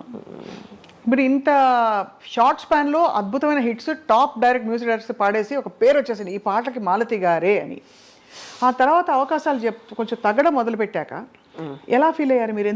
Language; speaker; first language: Telugu; native; Telugu